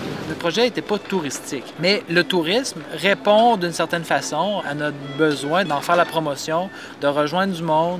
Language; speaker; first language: French; native; French